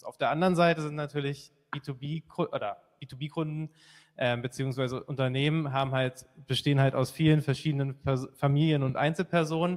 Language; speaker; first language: German; native; German